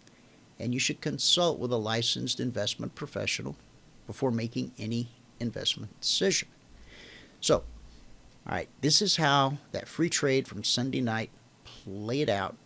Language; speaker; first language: English; native; English